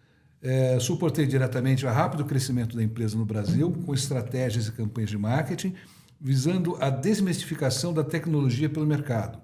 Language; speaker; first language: Portuguese; native; Portuguese